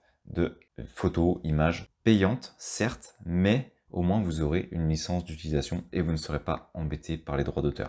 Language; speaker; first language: French; native; French